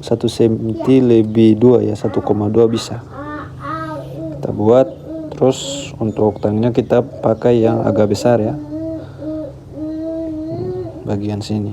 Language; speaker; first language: Indonesian; native; Indonesian